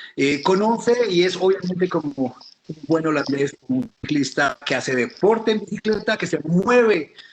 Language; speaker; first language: Spanish; native; Spanish